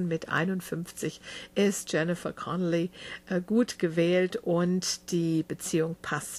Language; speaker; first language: German; native; German